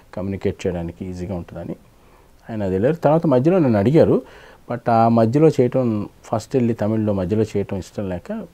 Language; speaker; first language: Telugu; native; Telugu